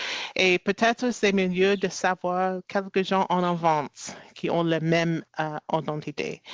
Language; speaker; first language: French; non-native, learner; English